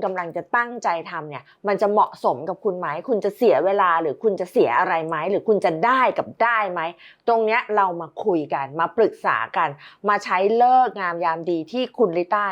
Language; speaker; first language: Thai; native; Thai